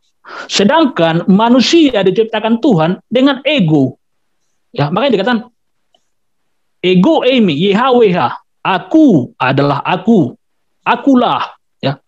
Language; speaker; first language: Indonesian; native; Indonesian